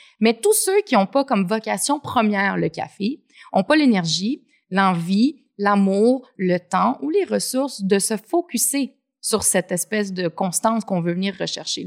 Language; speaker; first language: French; native; French